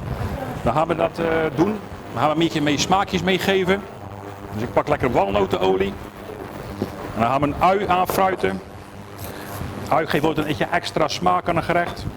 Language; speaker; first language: Dutch; native; Dutch